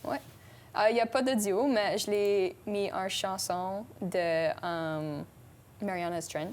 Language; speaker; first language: French; non-native, local second language; English